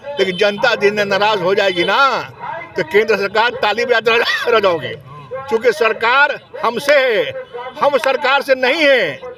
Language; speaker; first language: Hindi; native; Hindi